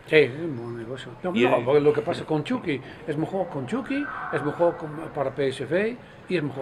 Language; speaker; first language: Spanish; non-native, fluent; Dutch